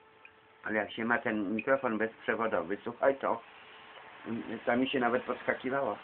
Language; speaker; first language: Polish; native; Polish